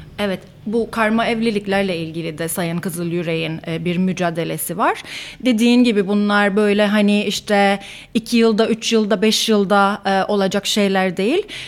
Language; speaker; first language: Turkish; native; Turkish